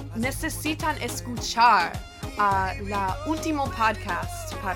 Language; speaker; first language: Spanish; non-native, learner; English